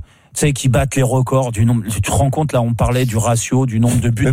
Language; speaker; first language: French; native; French